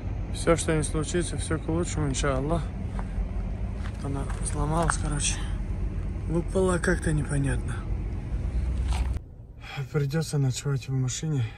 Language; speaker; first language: Russian; non-native, fluent; Tajik